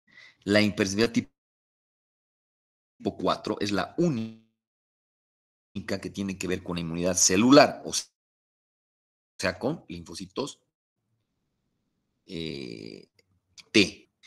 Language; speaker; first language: Spanish; native; Spanish